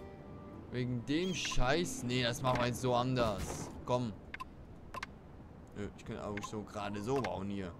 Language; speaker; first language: German; native; German